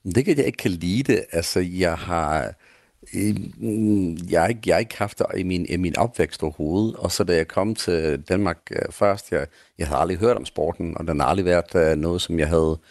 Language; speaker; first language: Danish; non-native, fluent; English